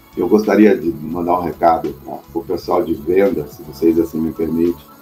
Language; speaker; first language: Portuguese; native; Portuguese